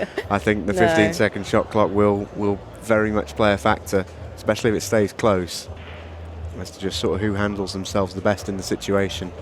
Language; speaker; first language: English; native; English